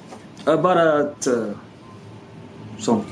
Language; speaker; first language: Swedish; non-native, learner; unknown